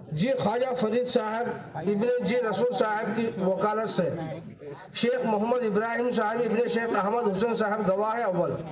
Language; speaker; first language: Urdu; native; Urdu